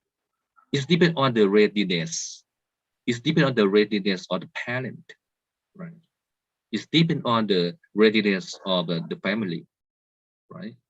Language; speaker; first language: English; non-native, learner; Thai